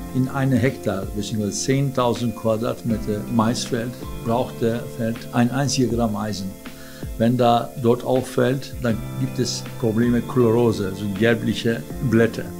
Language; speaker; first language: German; non-native, fluent; Turkish